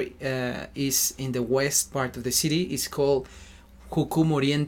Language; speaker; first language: English; non-native, fluent; Spanish